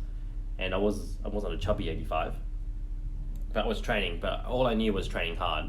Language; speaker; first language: English; native; English